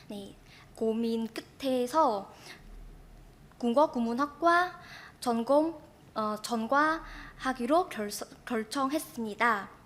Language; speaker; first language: Korean; non-native, fluent; Vietnamese